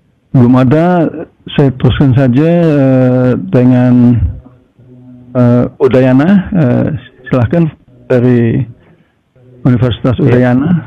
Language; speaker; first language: Indonesian; native; Indonesian